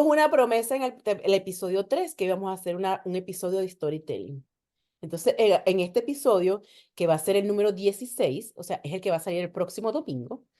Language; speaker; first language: Spanish; native; Spanish